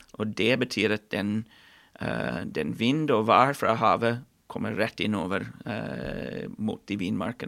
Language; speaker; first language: Norwegian; non-native, fluent; English